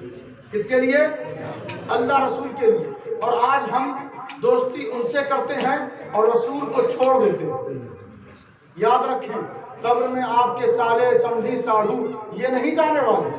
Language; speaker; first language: Urdu; native; Urdu